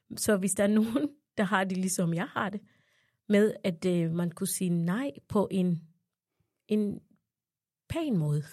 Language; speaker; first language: Danish; non-native, fluent; Ganda